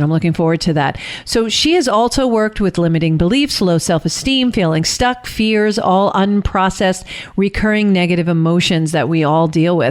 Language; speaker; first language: English; native; English